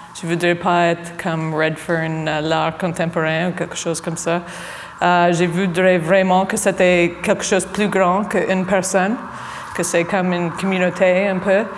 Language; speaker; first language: French; non-native, fluent; English